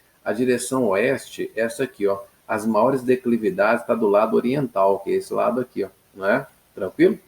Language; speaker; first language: Portuguese; native; Portuguese